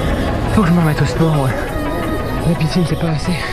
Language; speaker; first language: French; native; French